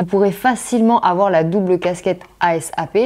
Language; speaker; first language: French; native; French